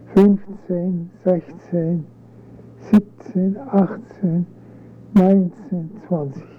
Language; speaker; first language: German; native; German